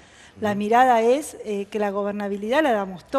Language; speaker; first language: Spanish; native; Spanish